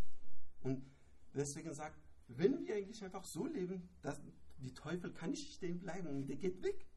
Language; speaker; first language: German; non-native, learner; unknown